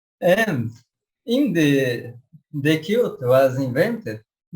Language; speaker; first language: English; non-native, learner; Portuguese